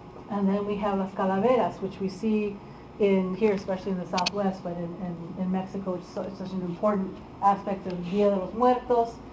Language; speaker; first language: English; early bilingual, other home language; Spanish